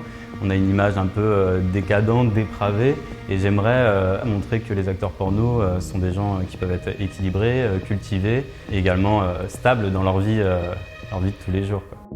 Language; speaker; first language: French; native; French